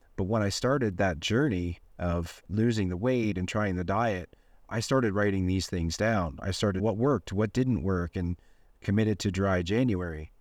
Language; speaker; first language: English; native; English